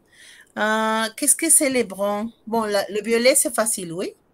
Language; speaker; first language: French; non-native, fluent; Spanish